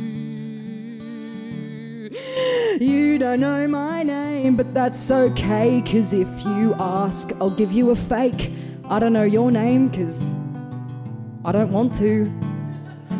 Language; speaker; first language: English; native; English